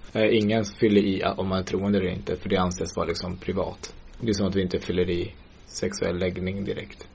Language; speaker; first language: Swedish; early bilingual, other home language; Kurdish